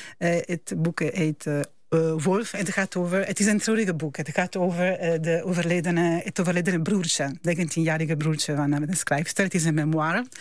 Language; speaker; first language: Dutch; non-native, fluent; Italian